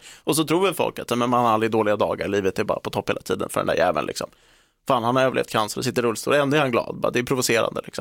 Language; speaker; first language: Swedish; native; Swedish